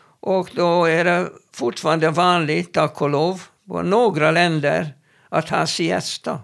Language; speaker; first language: Swedish; non-native, fluent; Hebrew